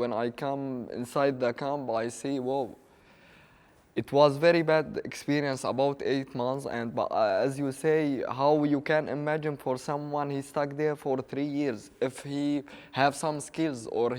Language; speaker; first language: English; non-native, learner; Arabic